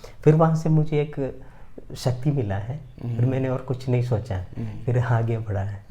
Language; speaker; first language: Hindi; non-native, local second language; Malayalam